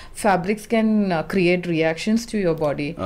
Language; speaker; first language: English; non-native, local second language; Malayalam